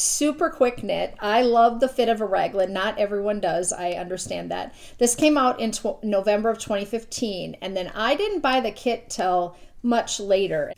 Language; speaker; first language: English; native; English